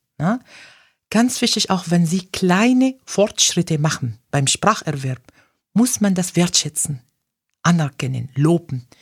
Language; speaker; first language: German; non-native, fluent; Arabic